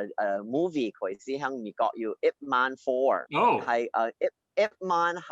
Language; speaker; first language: Cantonese; early bilingual, heritage; Cantonese